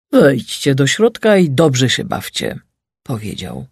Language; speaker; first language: Polish; native; Polish